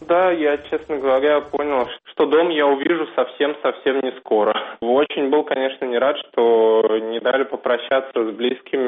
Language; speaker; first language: Russian; native; Russian